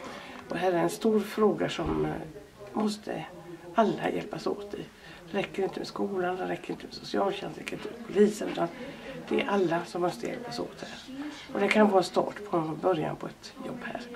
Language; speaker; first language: Swedish; native; Swedish